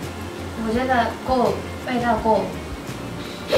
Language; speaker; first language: Chinese; non-native, fluent; Japanese